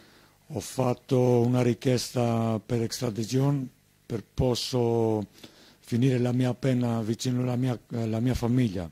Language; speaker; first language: Italian; non-native, learner; Greek